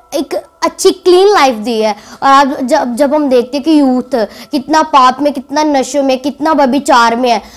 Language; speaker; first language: Hindi; native; Hindi